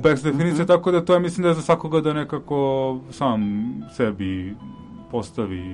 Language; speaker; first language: Serbian; native; Serbian